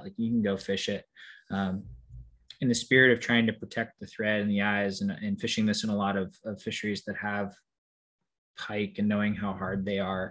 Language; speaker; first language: English; native; English